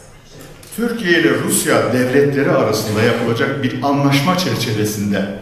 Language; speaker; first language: Turkish; native; Turkish